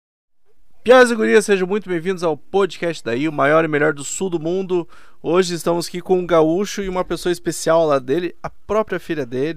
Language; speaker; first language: Portuguese; native; Portuguese